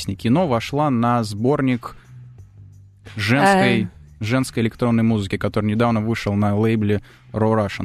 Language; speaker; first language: Russian; native; Russian